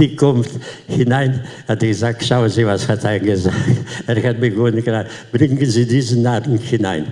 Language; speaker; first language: German; non-native, learner; Slovenian